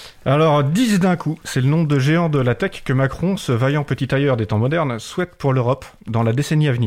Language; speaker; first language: French; native; French